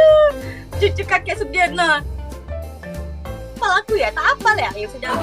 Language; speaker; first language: Indonesian; native; Indonesian